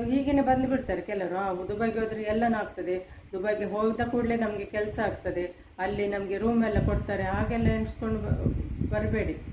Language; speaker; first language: Kannada; non-native, local second language; Tulu